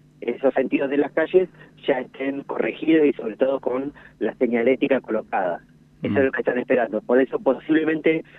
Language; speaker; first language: Spanish; native; Spanish